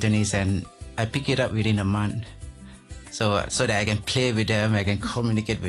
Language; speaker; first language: English; non-native, local second language; Min Nan Chinese